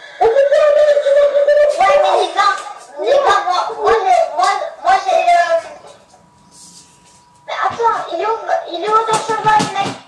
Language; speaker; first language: French; native; French